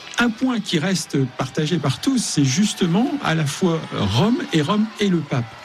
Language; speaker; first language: French; native; French